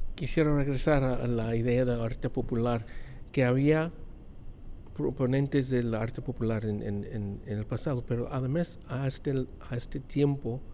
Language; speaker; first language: Spanish; non-native, fluent; English